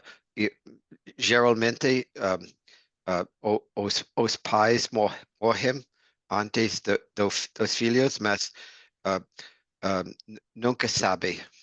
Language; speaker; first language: Portuguese; non-native, learner; English